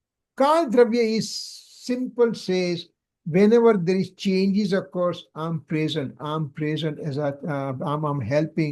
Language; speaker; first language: English; non-native, local second language; Gujarati